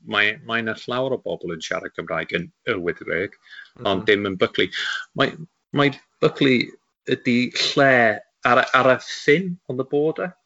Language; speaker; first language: Welsh; non-native, local second language; English